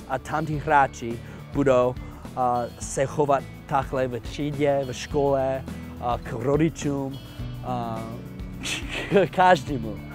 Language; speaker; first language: Czech; non-native, fluent; English